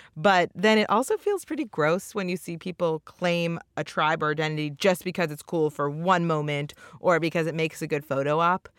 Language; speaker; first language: English; native; English